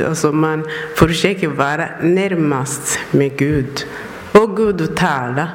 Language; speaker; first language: Swedish; non-native, learner; Persian